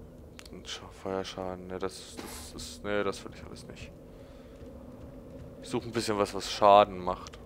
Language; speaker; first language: German; native; German